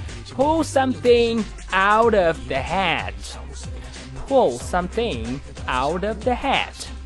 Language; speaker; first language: English; non-native, fluent; Chinese